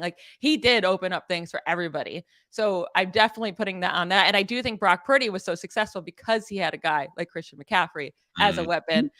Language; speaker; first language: English; native; English